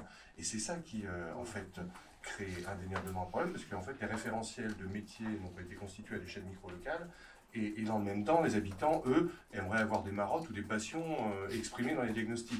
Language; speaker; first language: French; native; French